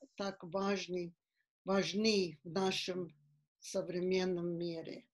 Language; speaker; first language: Russian; non-native, fluent; English